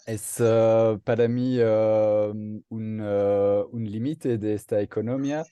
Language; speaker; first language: Spanish; non-native, learner; French